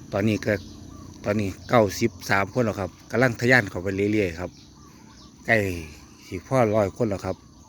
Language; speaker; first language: Thai; native; Thai